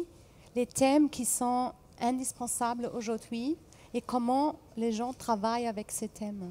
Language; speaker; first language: French; non-native, fluent; German